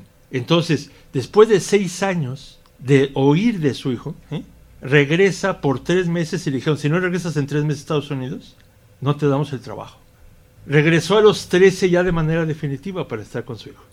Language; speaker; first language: Spanish; native; Spanish